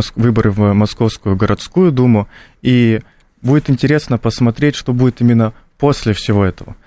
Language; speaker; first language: Russian; native; Russian